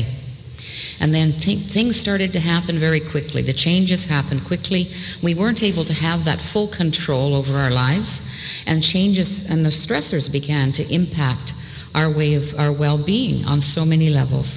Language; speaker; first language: English; early bilingual, other home language; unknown